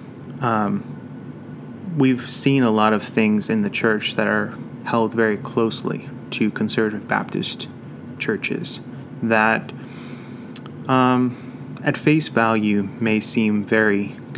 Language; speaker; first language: English; native; English